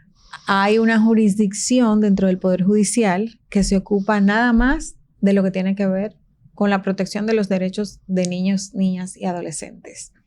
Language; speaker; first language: Spanish; native; Spanish